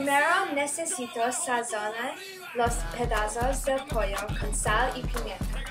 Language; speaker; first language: Spanish; non-native, learner; English